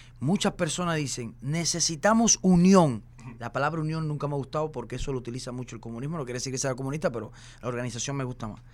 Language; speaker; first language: Spanish; native; Spanish